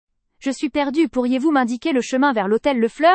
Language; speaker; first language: French; native; French